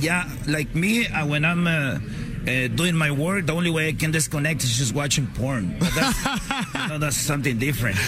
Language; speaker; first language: English; non-native, fluent; Spanish